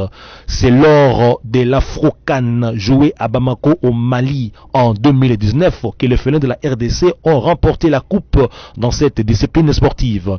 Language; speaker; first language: French; native; French